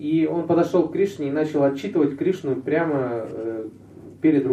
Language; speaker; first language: Russian; native; Russian